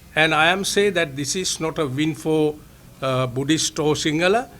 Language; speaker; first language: English; non-native, local second language; Sinhala